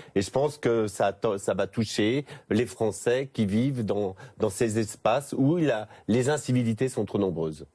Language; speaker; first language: French; native; French